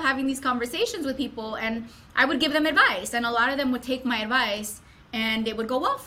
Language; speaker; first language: English; native; English